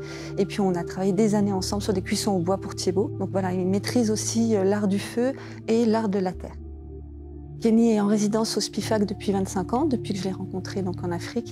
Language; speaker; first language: French; native; French